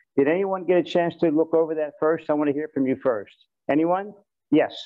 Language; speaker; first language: English; native; English